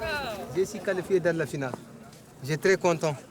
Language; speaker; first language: French; non-native, learner; Fula